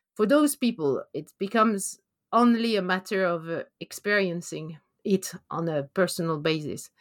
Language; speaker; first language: English; non-native, fluent; French